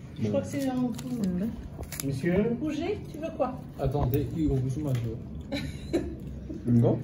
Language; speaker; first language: French; non-native, learner; Korean